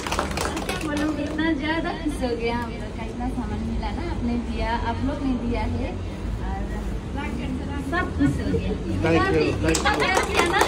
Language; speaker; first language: Hindi; non-native, learner; Nepali